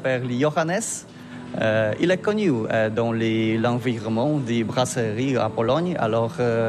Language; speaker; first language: French; non-native, learner; Polish